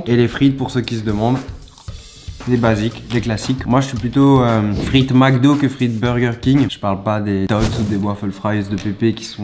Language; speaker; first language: French; native; French